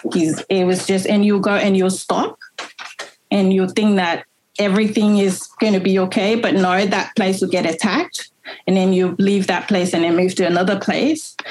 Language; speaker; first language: English; native; English